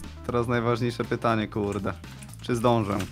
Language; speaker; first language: Polish; native; Polish